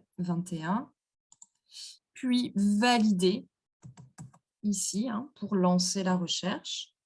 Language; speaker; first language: French; native; French